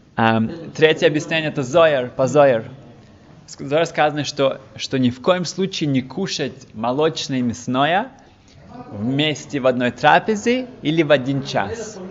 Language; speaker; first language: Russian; early bilingual, heritage; Russian